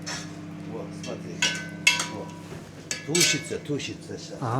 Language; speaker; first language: Russian; non-native, fluent; Uzbek